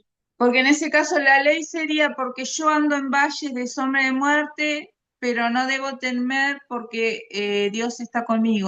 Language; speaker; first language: Spanish; native; Spanish